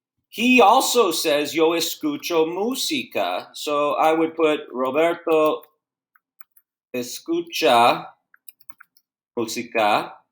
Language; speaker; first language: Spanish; non-native, fluent; English